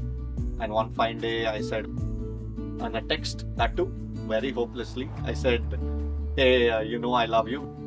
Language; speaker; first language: English; non-native, local second language; Telugu